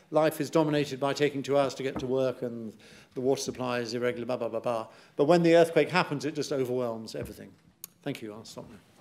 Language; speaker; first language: English; native; English